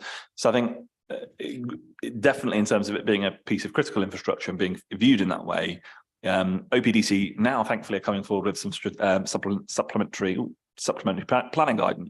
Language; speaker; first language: English; native; English